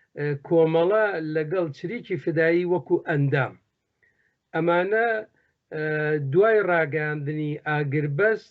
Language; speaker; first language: Central Kurdish; native; Central Kurdish